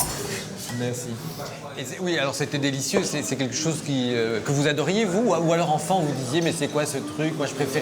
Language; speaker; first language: French; native; French